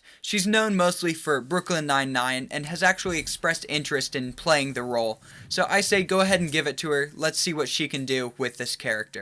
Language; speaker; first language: English; native; English